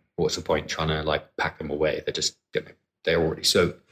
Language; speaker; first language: English; native; English